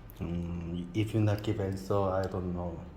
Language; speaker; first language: English; non-native, learner; Korean